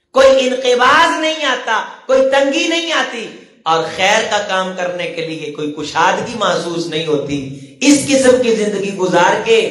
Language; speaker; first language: Urdu; non-native, local second language; Punjabi